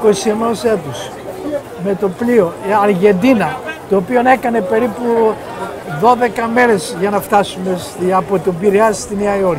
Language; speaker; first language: Greek; native; Greek